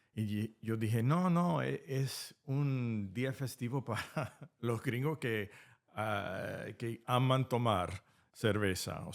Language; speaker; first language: Spanish; non-native, fluent; English